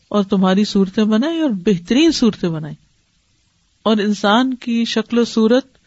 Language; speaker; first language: Urdu; native; Urdu